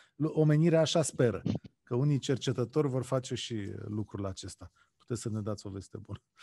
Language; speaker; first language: Romanian; native; Romanian